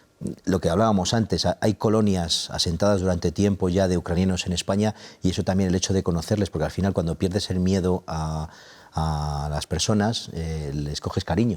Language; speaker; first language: Spanish; native; Spanish